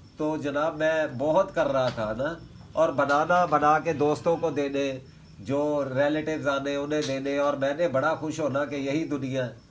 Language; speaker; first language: Urdu; native; Urdu